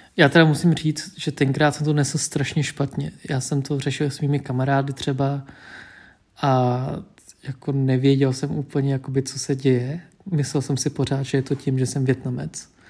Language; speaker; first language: Czech; early bilingual, other home language; Vietnamese